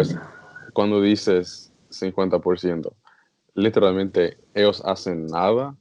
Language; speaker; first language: Spanish; non-native, learner; English